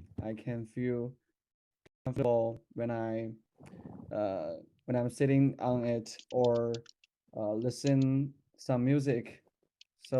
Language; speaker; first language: English; non-native, learner; Chinese